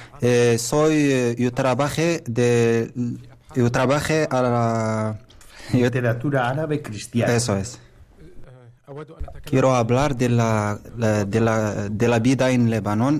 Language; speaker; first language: Spanish; non-native, learner; Arabic